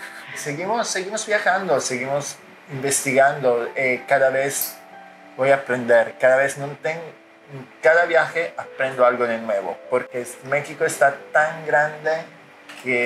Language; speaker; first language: Spanish; non-native, fluent; Italian